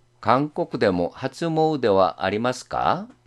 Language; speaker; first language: Japanese; non-native, fluent; Korean